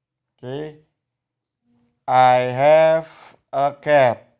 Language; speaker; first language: English; non-native, fluent; Indonesian